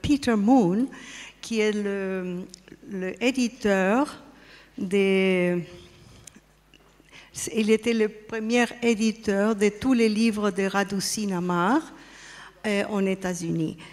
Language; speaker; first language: French; non-native, fluent; Spanish